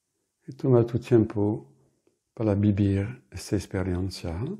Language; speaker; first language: Spanish; non-native, fluent; French